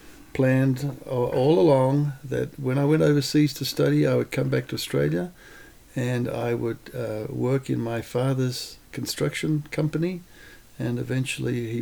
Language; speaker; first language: English; non-native, local second language; Lithuanian